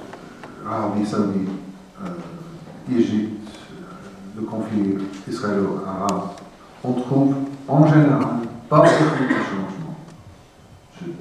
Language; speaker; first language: French; non-native, fluent; English